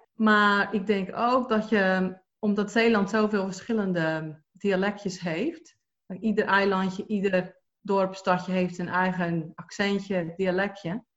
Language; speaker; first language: Dutch; native; Dutch